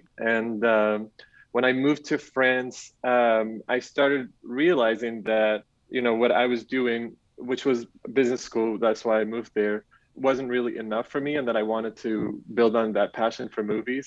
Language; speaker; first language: English; non-native, fluent; Arabic